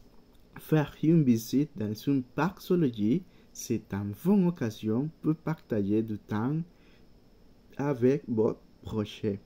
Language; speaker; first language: French; non-native, learner; Spanish